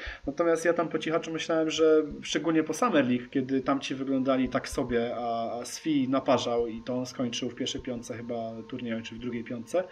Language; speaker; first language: Polish; native; Polish